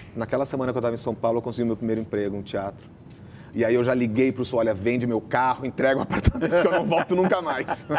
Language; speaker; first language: Portuguese; native; Portuguese